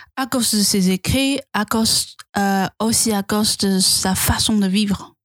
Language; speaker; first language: French; non-native, fluent; Chinese